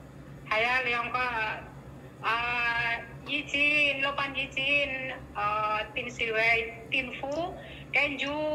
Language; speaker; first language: Cantonese; non-native, learner; Indonesian